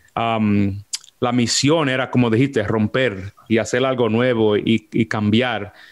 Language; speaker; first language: Spanish; early bilingual, heritage; Spanish